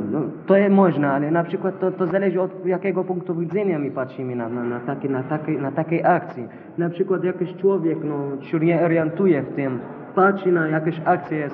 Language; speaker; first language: Polish; non-native, fluent; Arabic